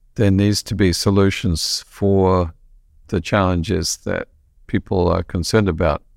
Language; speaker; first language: English; native; English